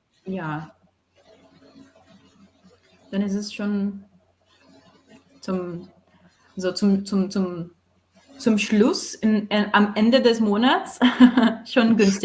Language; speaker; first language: German; non-native, fluent; Portuguese